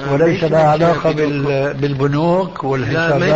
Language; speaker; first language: Arabic; native; Arabic